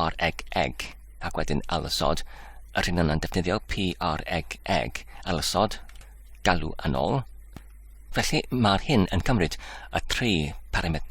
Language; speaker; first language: Welsh; non-native, fluent; English